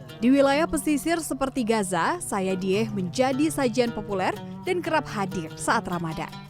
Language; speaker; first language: Indonesian; native; Indonesian